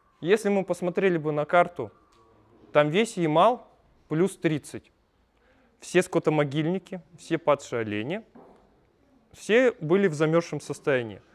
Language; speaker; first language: Russian; native; Russian